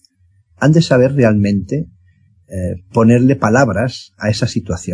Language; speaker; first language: Spanish; native; Spanish